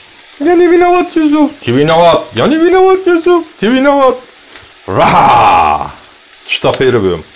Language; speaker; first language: Russian; non-native, learner; Turkish